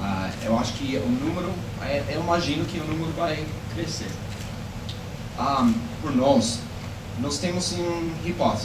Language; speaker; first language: Portuguese; non-native, fluent; English